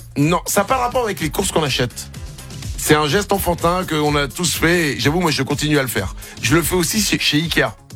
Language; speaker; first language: French; native; French